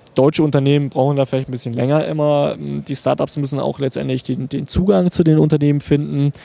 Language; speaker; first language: German; native; German